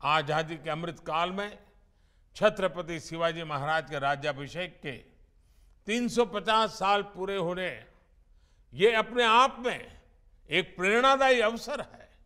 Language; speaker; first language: Hindi; non-native, local second language; Gujarati